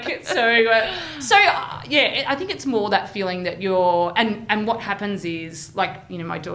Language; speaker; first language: English; native; English